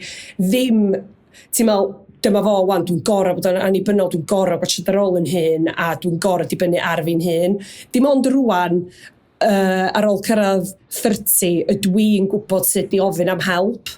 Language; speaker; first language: Welsh; native; Welsh